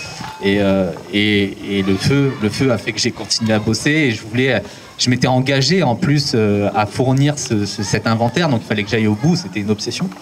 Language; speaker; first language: French; native; French